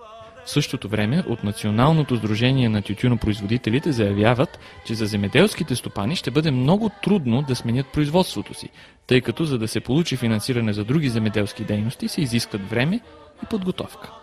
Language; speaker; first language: Bulgarian; native; Bulgarian